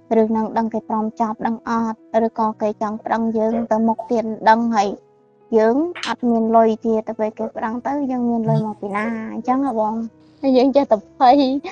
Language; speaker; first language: Khmer; non-native, local second language; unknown